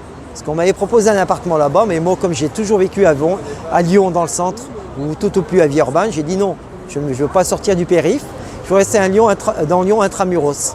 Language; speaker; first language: French; native; French